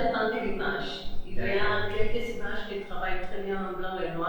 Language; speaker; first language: French; non-native, fluent; Spanish